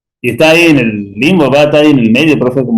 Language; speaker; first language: Spanish; native; Spanish